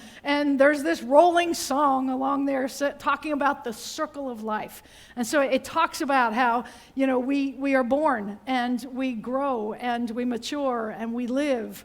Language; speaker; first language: English; native; English